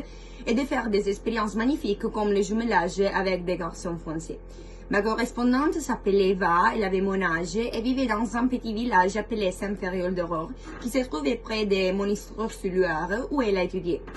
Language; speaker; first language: French; non-native, fluent; Italian